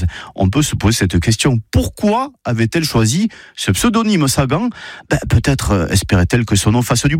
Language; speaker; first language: French; native; French